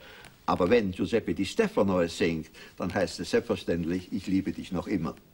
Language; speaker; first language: German; native; German